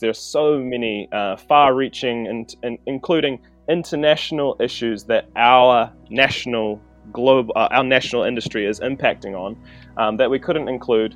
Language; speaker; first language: English; native; English